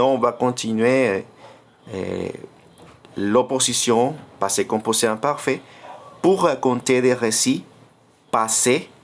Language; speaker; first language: French; non-native, fluent; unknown